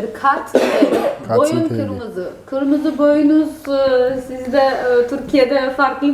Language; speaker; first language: Turkish; non-native, fluent; Georgian